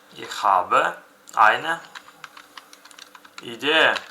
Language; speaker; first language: German; non-native, fluent; Uzbek